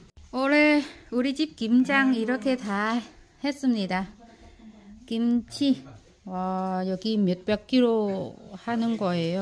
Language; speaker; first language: Korean; non-native, learner; Vietnamese